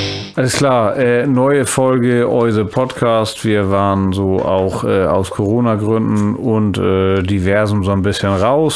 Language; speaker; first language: German; native; German